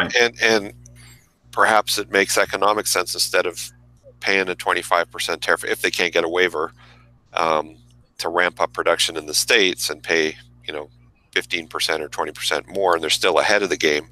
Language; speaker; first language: English; native; English